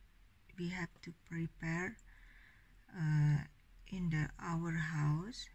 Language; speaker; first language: English; non-native, learner; Indonesian